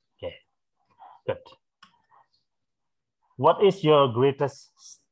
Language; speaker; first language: English; non-native, fluent; Indonesian